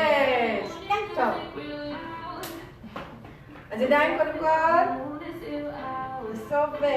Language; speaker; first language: Hebrew; native; Hebrew